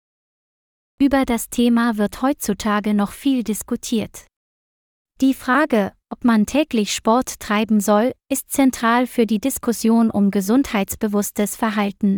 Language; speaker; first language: German; non-native, fluent; Vietnamese